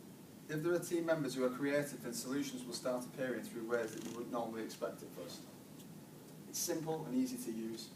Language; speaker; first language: English; native; English